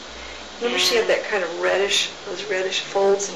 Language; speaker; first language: English; native; English